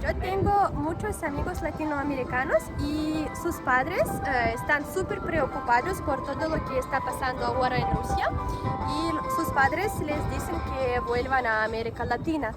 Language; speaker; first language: Spanish; non-native, fluent; Russian